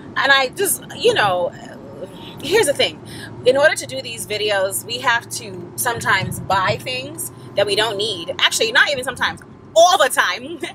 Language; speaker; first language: English; native; English